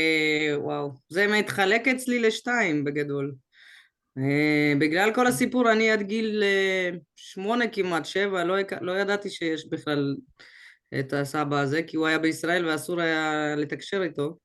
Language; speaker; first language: Hebrew; early bilingual, other home language; Russian